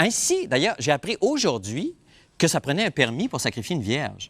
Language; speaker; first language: French; native; French